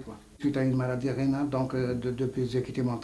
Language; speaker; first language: French; non-native, local second language; Arabic